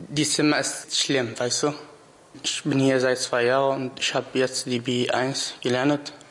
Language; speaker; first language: German; non-native, learner; Arabic